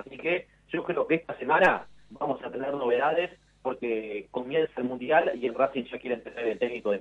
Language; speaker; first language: Spanish; native; Spanish